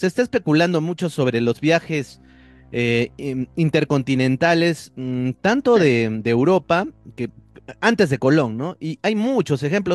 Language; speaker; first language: Spanish; native; Spanish